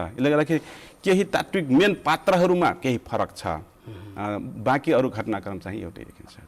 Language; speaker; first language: Nepali; non-native, local second language; Rana Tharu